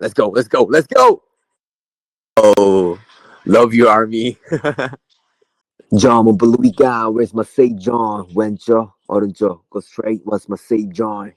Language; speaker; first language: English; non-native, learner; Korean